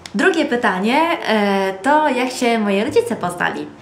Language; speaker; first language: Polish; early bilingual, other home language; Italian